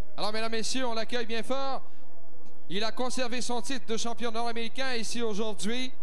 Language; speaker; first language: French; native; French